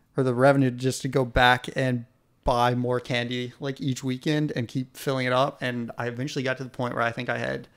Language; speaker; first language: English; native; English